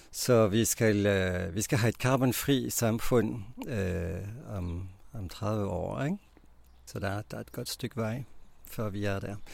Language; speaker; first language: Danish; non-native, fluent; French